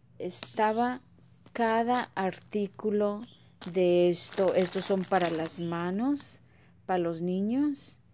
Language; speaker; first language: Spanish; early bilingual, heritage; Spanish